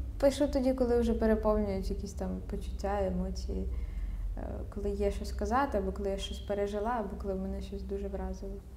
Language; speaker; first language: Ukrainian; native; Ukrainian